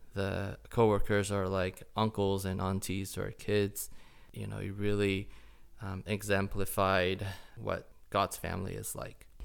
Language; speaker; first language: English; early bilingual, other home language; Chinese